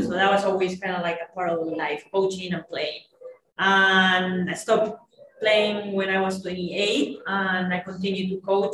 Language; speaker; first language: English; non-native, fluent; Spanish